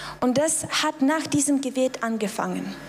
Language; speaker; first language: German; non-native, fluent; Russian